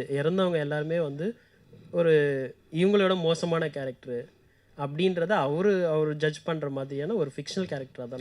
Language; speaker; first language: Tamil; native; Tamil